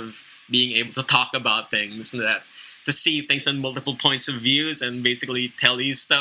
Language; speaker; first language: English; non-native, local second language; Filipino